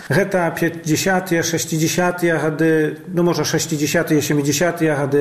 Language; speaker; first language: Belarusian; early bilingual, heritage; Belarusian